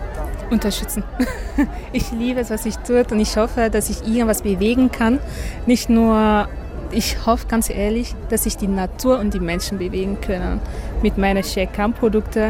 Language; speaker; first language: German; non-native, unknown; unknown